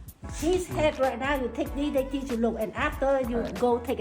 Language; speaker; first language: English; non-native, learner; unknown